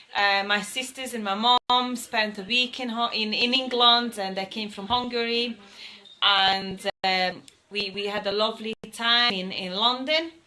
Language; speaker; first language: English; non-native, fluent; Hungarian